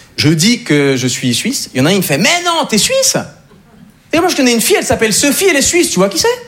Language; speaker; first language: French; native; French